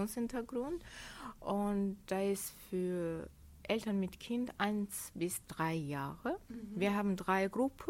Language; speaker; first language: German; non-native, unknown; Azerbaijani